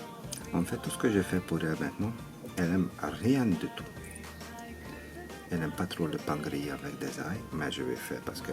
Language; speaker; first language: French; non-native, learner; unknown